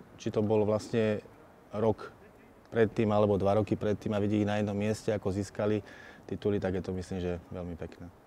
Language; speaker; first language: Slovak; native; Slovak